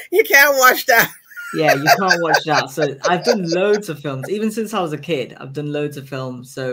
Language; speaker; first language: English; native; English